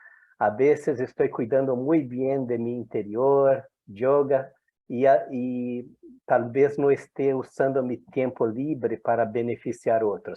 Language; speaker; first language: Spanish; non-native, fluent; Portuguese